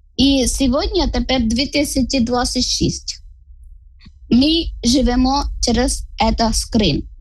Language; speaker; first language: Ukrainian; non-native, fluent; Malayalam